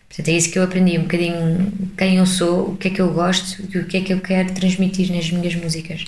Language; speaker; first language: Portuguese; early bilingual, heritage; English